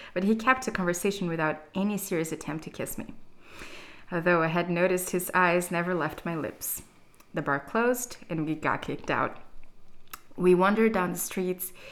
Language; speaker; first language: English; non-native, fluent; Portuguese